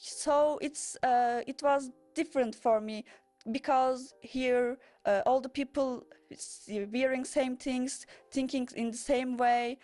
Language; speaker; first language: English; non-native, learner; Turkish